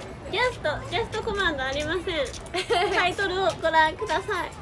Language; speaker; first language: Japanese; native; Japanese